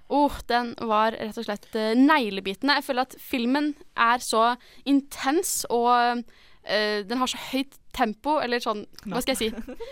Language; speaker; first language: Norwegian; native; Norwegian